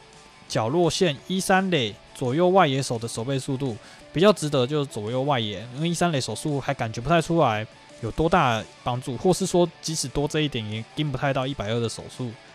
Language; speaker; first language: Chinese; native; Chinese